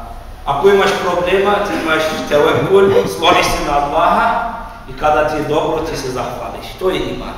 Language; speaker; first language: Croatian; non-native, fluent; Turkish